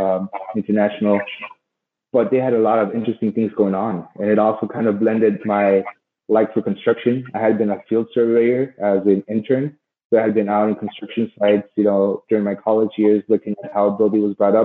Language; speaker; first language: English; native; English